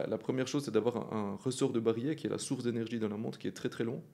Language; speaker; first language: French; native; French